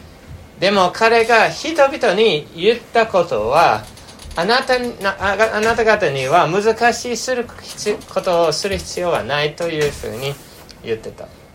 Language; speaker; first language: Japanese; non-native, fluent; English